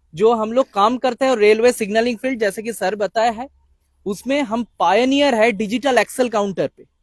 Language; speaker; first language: Hindi; non-native, local second language; Bangla